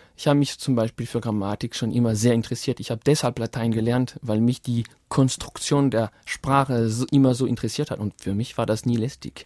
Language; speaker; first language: German; non-native, fluent; French